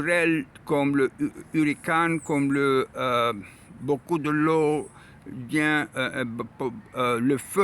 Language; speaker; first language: French; non-native, learner; Arabic